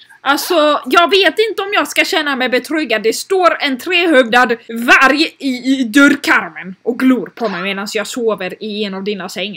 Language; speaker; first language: Swedish; native; Swedish